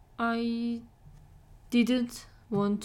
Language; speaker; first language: English; non-native, learner; Korean